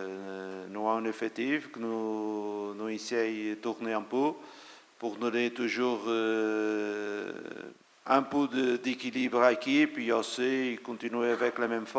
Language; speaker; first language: French; non-native, fluent; Portuguese